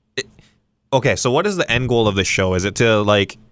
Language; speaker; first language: English; early bilingual, other home language; Filipino